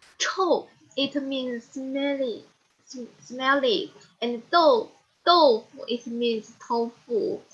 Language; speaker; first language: English; non-native, learner; Chinese